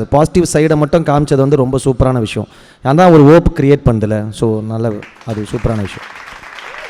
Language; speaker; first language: Tamil; native; Tamil